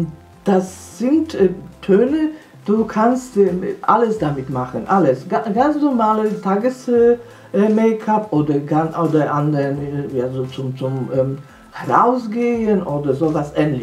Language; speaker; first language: German; non-native, fluent; Polish